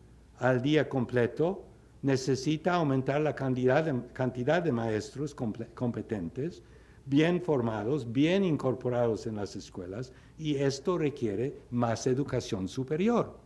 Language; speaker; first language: Spanish; non-native, fluent; English